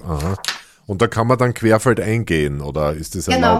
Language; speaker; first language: German; native; German